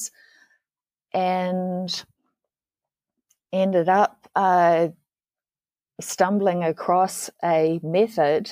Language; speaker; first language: English; native; English